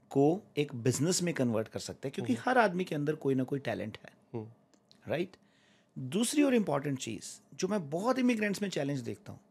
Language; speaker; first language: Hindi; native; Hindi